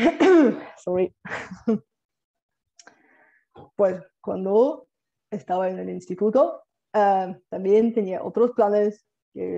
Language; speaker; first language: Spanish; non-native, fluent; Bulgarian